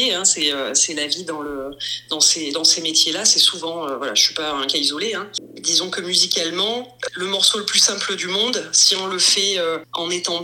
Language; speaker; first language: French; native; French